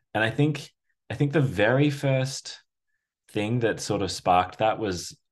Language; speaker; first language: English; native; English